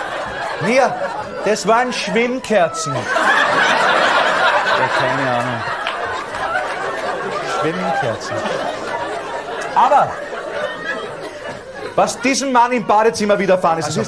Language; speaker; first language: German; native; German